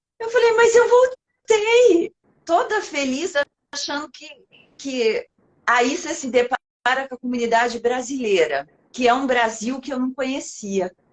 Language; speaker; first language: Portuguese; native; Portuguese